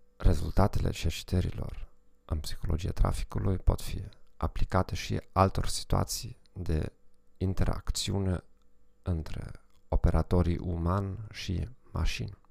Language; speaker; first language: Romanian; non-native, fluent; German